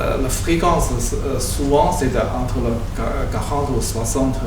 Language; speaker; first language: French; non-native, learner; Chinese